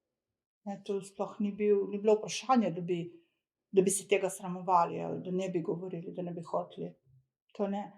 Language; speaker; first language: Slovenian; early bilingual, other home language; Croatian